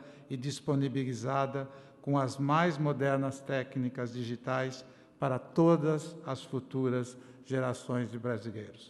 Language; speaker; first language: Portuguese; native; Portuguese